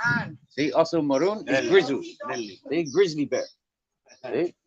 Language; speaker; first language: Spanish; non-native, learner; English